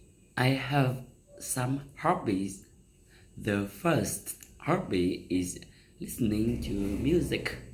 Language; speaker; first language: English; non-native, learner; Vietnamese